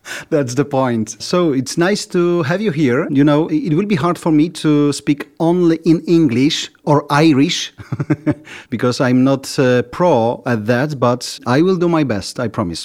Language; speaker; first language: English; non-native, fluent; Polish